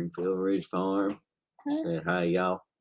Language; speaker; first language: English; native; English